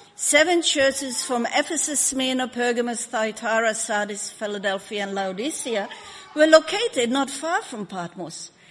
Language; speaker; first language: English; non-native, fluent; Hungarian